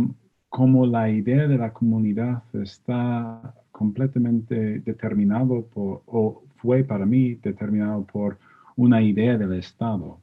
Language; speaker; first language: Spanish; non-native, fluent; English